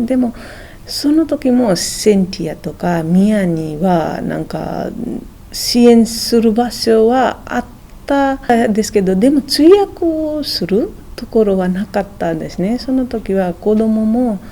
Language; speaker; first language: Japanese; non-native, fluent; Nepali